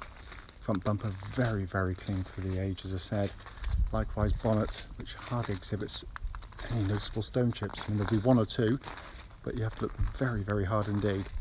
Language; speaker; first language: English; native; English